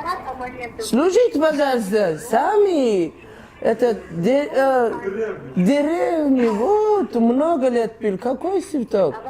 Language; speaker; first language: Russian; non-native, local second language; Turkmen